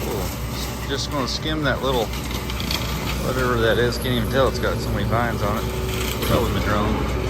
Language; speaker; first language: English; native; English